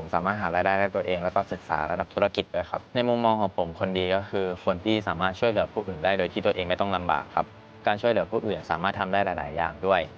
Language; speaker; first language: Thai; native; Thai